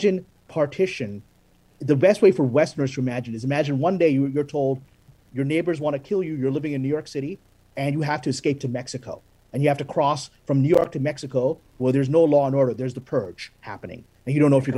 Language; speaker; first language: English; non-native, local second language; Urdu